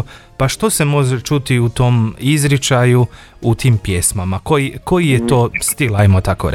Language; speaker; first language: Croatian; native; Croatian